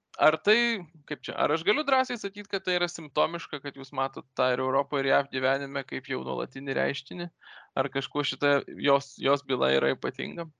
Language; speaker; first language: Lithuanian; native; Lithuanian